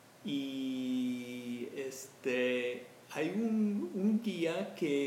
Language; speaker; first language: Spanish; non-native, fluent; English